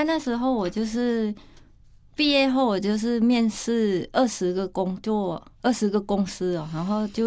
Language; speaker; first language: Chinese; non-native, fluent; Thai